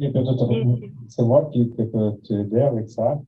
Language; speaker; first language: French; non-native, fluent; Russian